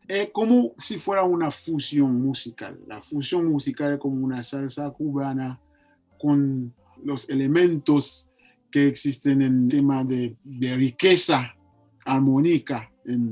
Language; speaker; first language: Spanish; non-native, fluent; Haitian Creole